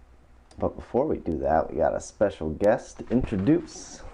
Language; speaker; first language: English; native; English